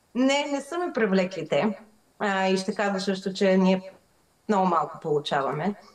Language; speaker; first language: Bulgarian; early bilingual, heritage; Bulgarian